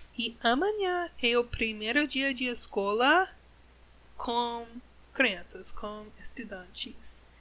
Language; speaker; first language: Portuguese; non-native, learner; English